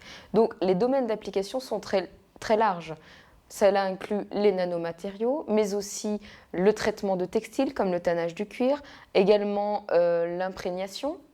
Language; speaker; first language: French; native; French